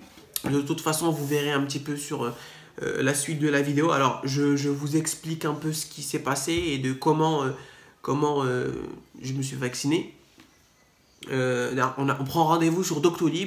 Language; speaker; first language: French; native; French